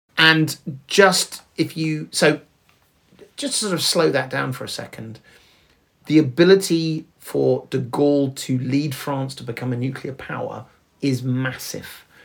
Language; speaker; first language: English; native; English